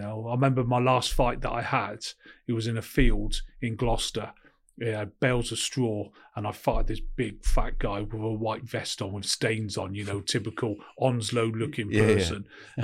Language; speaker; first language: English; native; English